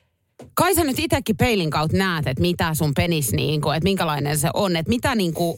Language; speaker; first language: Finnish; native; Finnish